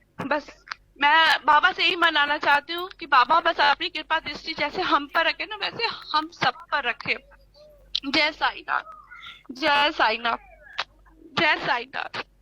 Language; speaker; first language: Hindi; native; Hindi